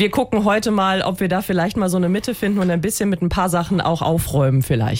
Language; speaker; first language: German; native; German